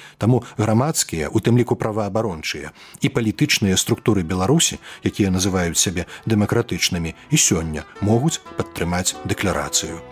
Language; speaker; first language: Belarusian; native; Belarusian